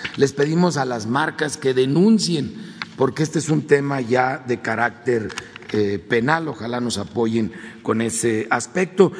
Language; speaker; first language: Spanish; native; Spanish